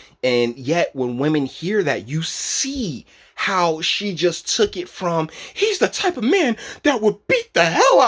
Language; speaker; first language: English; native; English